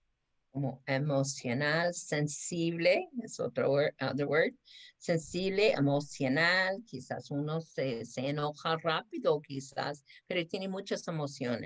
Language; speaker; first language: Spanish; non-native, fluent; English